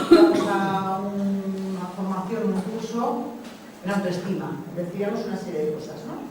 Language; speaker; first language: Spanish; native; Spanish